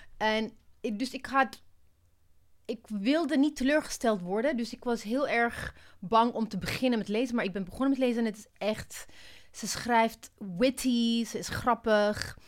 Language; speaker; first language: Dutch; non-native, fluent; Amharic